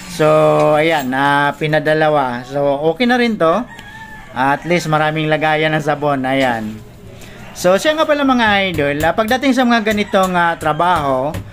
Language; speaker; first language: Filipino; native; Filipino